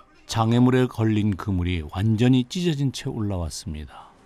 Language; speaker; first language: Korean; native; Korean